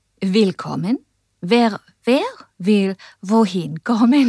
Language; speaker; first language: German; non-native, learner; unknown